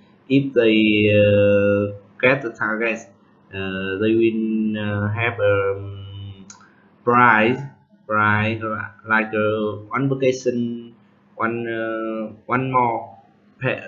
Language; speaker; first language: English; non-native, learner; Vietnamese